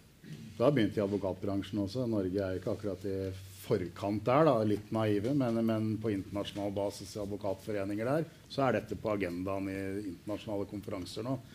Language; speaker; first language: Norwegian; native; Norwegian